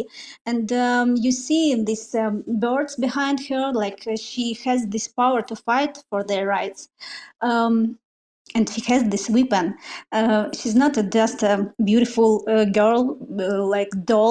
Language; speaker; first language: English; non-native, fluent; Romanian